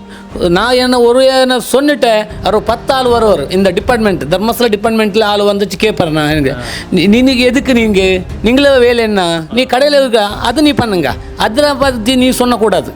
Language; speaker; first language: Tamil; non-native, learner; Kannada